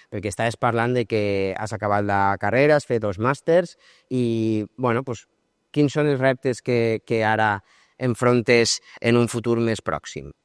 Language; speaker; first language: Catalan; native; Catalan